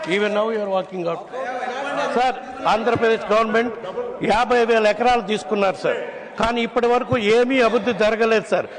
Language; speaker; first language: Telugu; native; Telugu